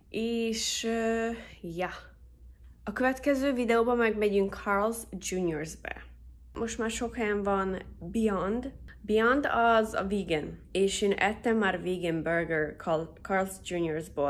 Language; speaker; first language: Hungarian; non-native, fluent; English